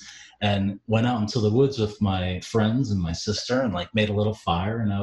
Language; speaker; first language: English; early bilingual, other home language; Jamaican Creole English